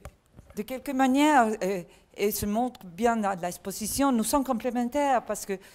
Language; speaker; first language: French; non-native, learner; Catalan